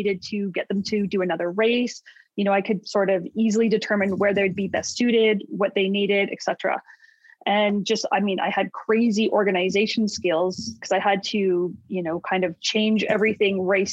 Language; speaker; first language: English; native; English